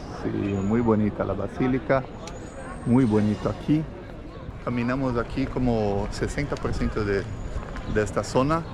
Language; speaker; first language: Spanish; non-native, fluent; Portuguese